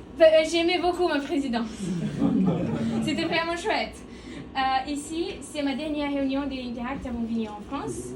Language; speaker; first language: French; non-native, learner; Portuguese